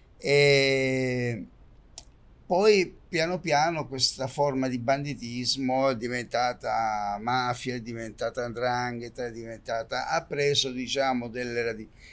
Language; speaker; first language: Italian; native; Italian